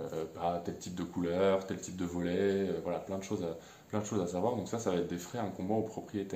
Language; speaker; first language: French; native; French